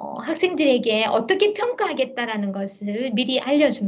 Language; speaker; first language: Korean; native; Korean